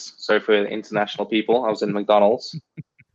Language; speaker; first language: English; native; English